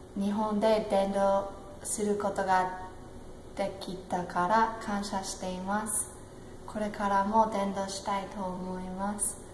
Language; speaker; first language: Japanese; non-native, learner; English